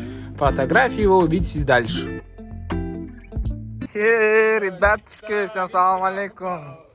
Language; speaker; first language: Russian; non-native, fluent; Turkmen